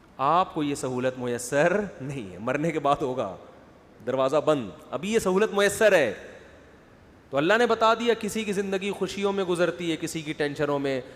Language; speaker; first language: Urdu; native; Urdu